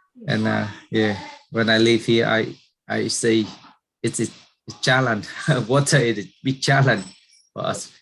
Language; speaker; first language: English; non-native, learner; Vietnamese